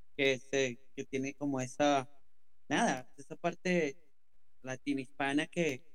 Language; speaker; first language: Spanish; native; Spanish